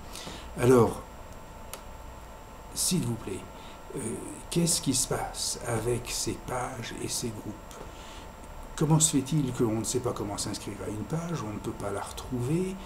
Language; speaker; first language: French; native; French